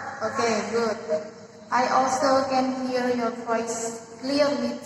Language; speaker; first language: English; non-native, fluent; Indonesian